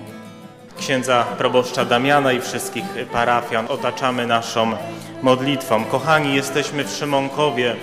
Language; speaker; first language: Polish; native; Polish